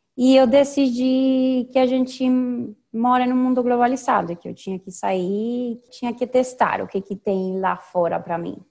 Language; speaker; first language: Portuguese; non-native, fluent; Spanish